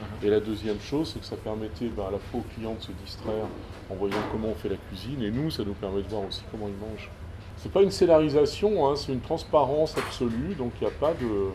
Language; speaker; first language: French; native; French